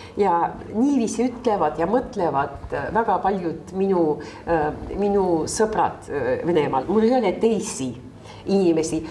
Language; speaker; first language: Estonian; non-native, local second language; Russian